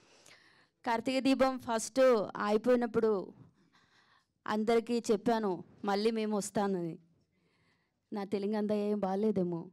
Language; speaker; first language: Telugu; non-native, learner; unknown